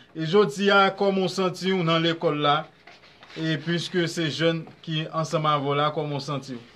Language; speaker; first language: Haitian Creole; native; Haitian Creole